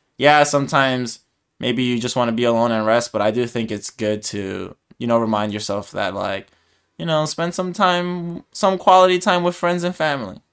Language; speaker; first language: English; early bilingual, other home language; Spanish